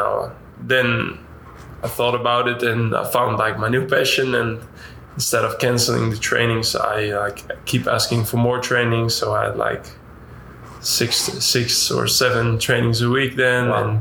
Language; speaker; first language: English; non-native, fluent; Dutch